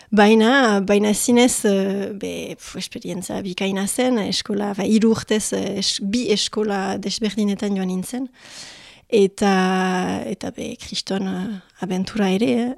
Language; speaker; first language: Basque; non-native, local second language; French